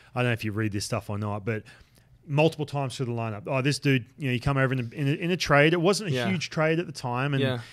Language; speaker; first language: English; native; English